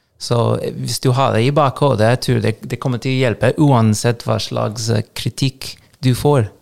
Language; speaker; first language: Norwegian; non-native, fluent; English